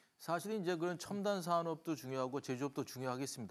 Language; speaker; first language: Korean; native; Korean